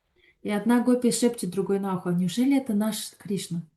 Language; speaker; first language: Russian; native; Russian